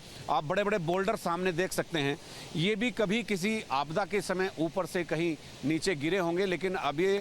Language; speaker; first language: Hindi; native; Hindi